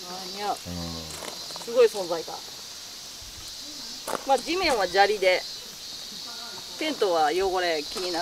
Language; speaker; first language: Japanese; native; Japanese